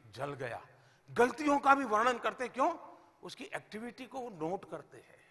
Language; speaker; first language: Hindi; native; Hindi